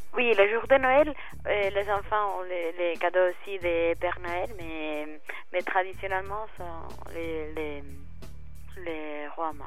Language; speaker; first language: French; non-native, learner; Spanish